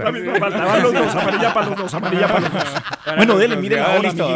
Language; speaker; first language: Spanish; native; Spanish